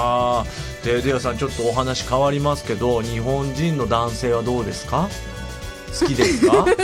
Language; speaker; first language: Japanese; native; Japanese